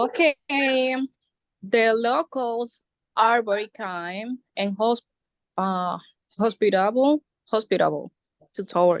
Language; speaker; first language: English; non-native, fluent; Spanish